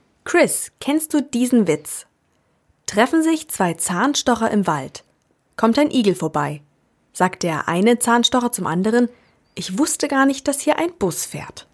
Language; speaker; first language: German; native; German